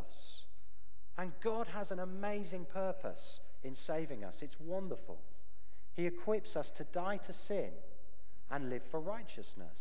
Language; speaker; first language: English; native; English